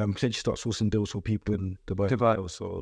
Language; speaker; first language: English; native; English